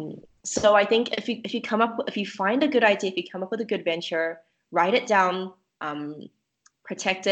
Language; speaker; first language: English; native; English